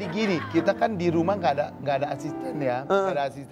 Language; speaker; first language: Indonesian; native; Indonesian